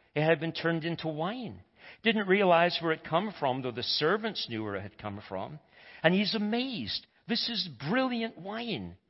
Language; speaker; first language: English; native; English